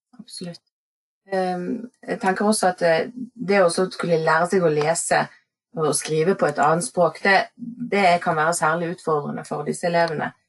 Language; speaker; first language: Norwegian; native; Norwegian